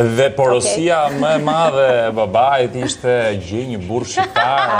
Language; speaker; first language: Albanian; native; Albanian